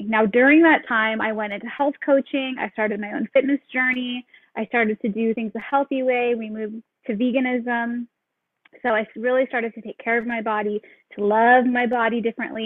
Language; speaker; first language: English; native; English